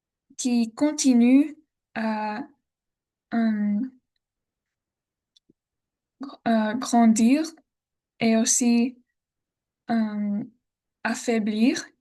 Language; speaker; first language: French; non-native, learner; English